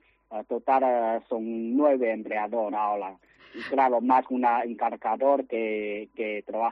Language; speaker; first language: Spanish; non-native, learner; Chinese